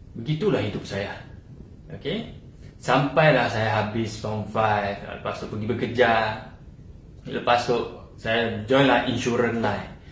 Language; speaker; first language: Malay; non-native, local second language; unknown